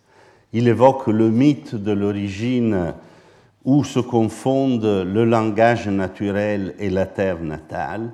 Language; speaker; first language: French; non-native, fluent; Italian